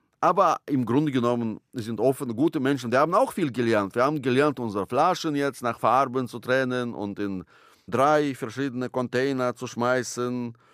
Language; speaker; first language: German; non-native, fluent; Russian